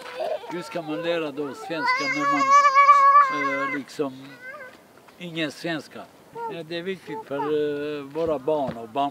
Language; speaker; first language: Swedish; non-native, fluent; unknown